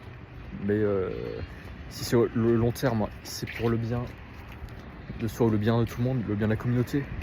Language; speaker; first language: French; native; French